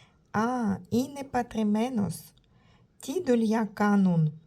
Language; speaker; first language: Greek; non-native, learner; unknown